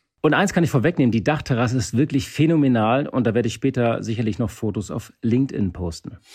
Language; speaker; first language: German; native; German